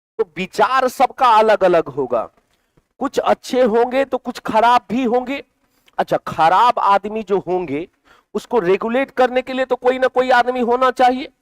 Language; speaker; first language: Hindi; native; Hindi